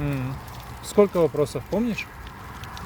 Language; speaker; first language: Russian; native; Russian